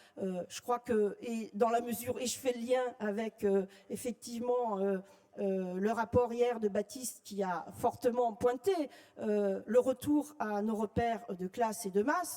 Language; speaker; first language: French; native; French